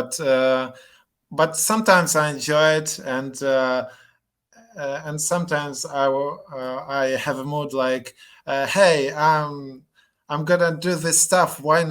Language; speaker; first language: English; non-native, fluent; Russian